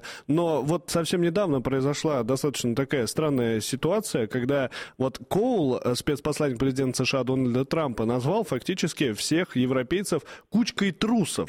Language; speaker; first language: Russian; native; Russian